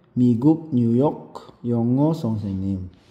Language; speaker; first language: Korean; non-native, fluent; Filipino